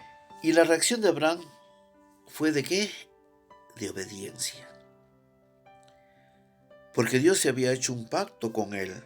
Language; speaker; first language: Spanish; native; Spanish